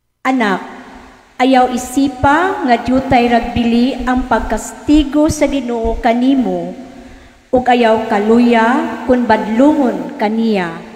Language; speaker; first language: Cebuano; native; Cebuano